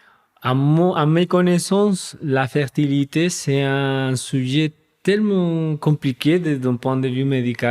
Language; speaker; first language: French; non-native, fluent; Spanish